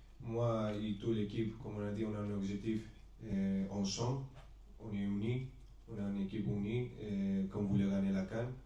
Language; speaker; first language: French; non-native, fluent; Spanish